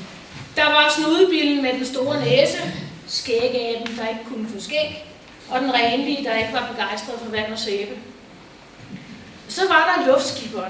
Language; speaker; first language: Danish; native; Danish